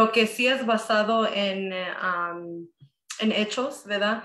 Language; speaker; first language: Spanish; early bilingual, heritage; Spanish